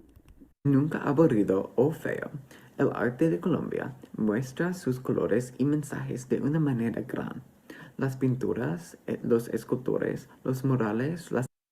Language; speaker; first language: Spanish; non-native, learner; English